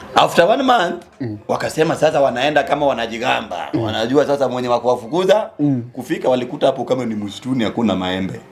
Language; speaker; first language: Swahili; non-native, local second language; Luo (Kenya and Tanzania)